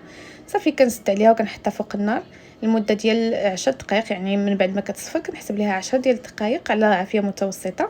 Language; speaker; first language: Arabic; native; Arabic